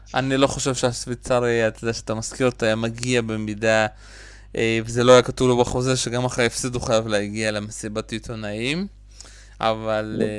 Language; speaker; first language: Hebrew; early bilingual, other home language; Russian